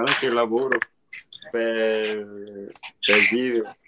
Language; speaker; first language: Italian; non-native, learner; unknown